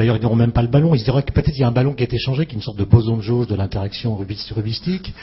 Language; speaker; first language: French; native; French